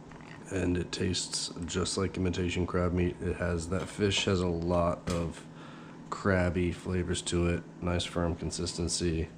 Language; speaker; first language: English; native; English